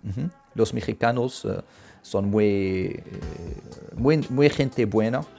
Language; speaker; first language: Spanish; non-native, fluent; Arabic